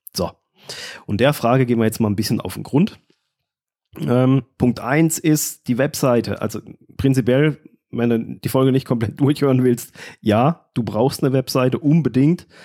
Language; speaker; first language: German; native; German